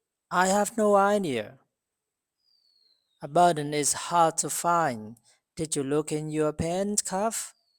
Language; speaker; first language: English; non-native, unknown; Burmese